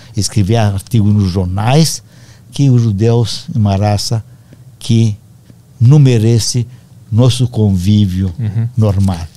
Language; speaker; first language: Portuguese; non-native, fluent; Romanian